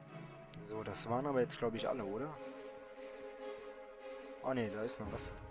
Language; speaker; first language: German; native; German